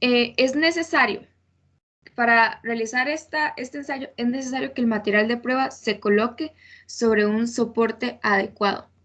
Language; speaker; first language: Spanish; native; Spanish